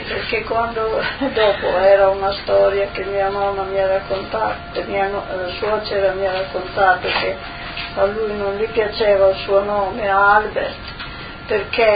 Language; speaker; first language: Italian; non-native, local second language; Slovenian